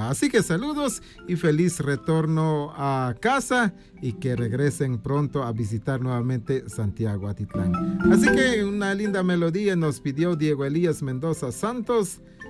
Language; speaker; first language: Spanish; non-native, local second language; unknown